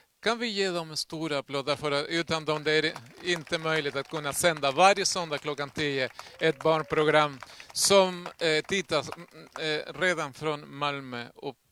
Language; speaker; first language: Swedish; non-native, fluent; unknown